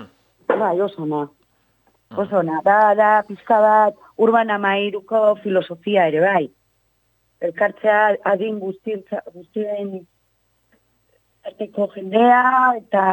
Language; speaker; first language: Basque; non-native, local second language; Spanish